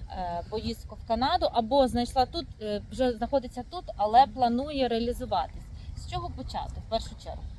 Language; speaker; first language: Ukrainian; native; Ukrainian